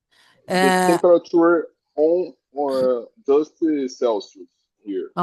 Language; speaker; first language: English; non-native, learner; Portuguese